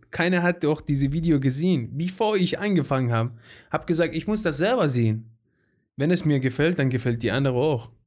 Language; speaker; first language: German; non-native, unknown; Persian